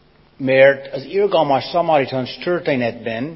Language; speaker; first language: Hungarian; non-native, fluent; English